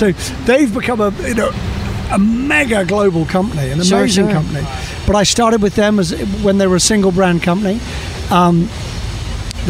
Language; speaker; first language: English; native; English